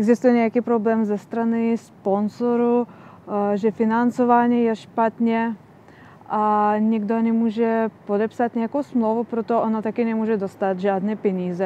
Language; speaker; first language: Czech; non-native, fluent; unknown